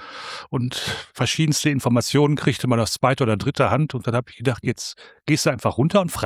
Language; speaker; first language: German; native; German